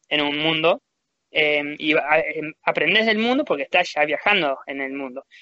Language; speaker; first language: Spanish; early bilingual, heritage; Spanish